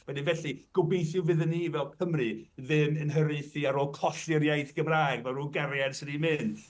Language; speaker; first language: Welsh; native; Welsh